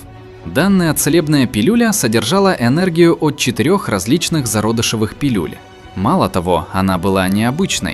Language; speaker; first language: Russian; native; Russian